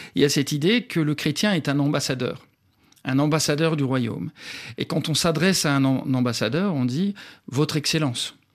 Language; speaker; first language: French; native; French